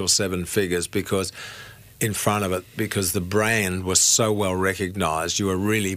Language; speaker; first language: English; native; English